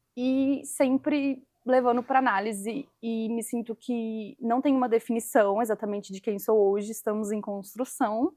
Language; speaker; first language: Portuguese; native; Portuguese